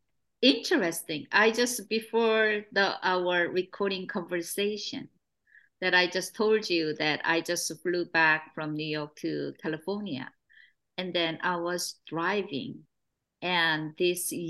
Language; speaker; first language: English; non-native, fluent; Korean